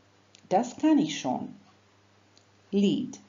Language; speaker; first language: German; non-native, fluent; Croatian